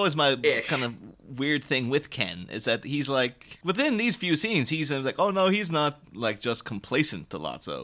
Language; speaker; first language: English; native; English